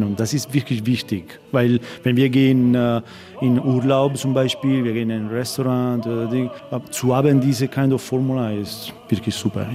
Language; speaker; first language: German; non-native, learner; Italian